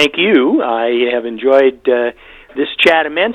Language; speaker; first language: English; native; English